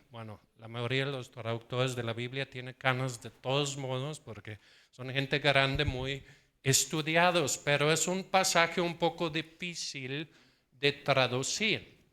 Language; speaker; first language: Spanish; non-native, fluent; Danish